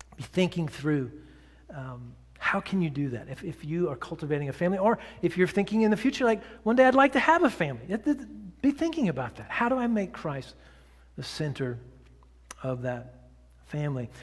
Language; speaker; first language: English; native; English